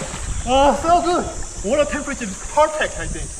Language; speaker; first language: English; non-native, fluent; Korean